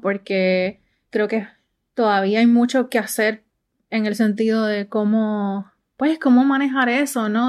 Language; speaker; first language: Spanish; early bilingual, heritage; Spanish